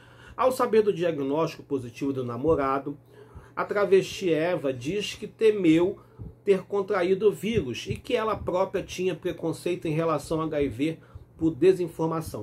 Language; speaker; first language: Portuguese; native; Portuguese